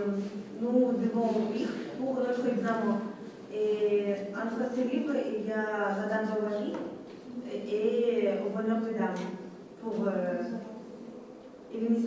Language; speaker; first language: French; non-native, learner; Russian